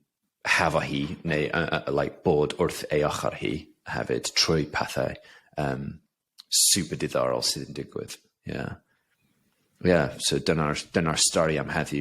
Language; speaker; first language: Welsh; non-native, local second language; English